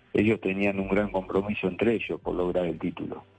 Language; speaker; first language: Spanish; native; Spanish